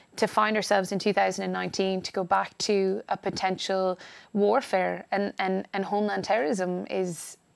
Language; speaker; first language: English; native; English